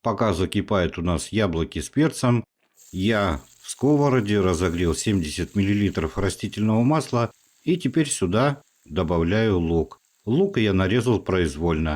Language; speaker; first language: Russian; native; Russian